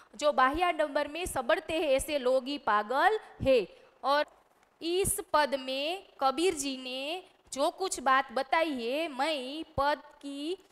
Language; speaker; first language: Hindi; non-native, local second language; Gujarati